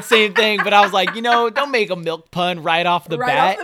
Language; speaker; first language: English; native; English